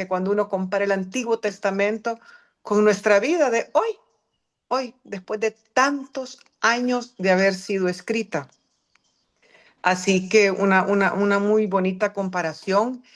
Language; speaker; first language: Spanish; native; Spanish